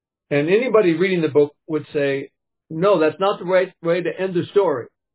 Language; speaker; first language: English; native; English